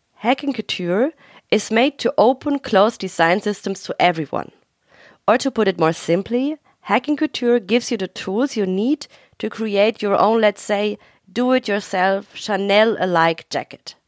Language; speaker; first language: English; non-native, fluent; German